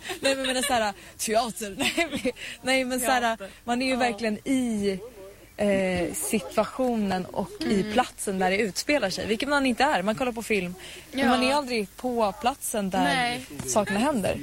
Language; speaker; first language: Swedish; native; Swedish